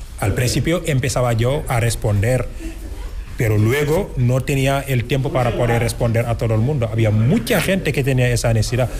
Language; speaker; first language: Spanish; non-native, fluent; Wolof